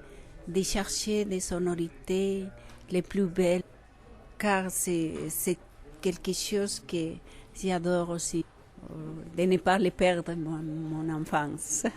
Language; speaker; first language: French; non-native, fluent; Quechua